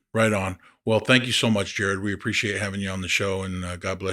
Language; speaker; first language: English; native; English